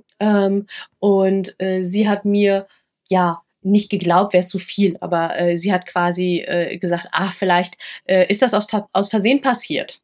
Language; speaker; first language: German; early bilingual, other home language; Vietnamese